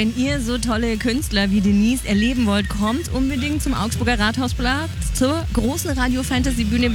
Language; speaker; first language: German; native; German